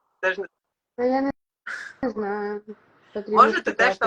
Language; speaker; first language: Ukrainian; non-native, local second language; Russian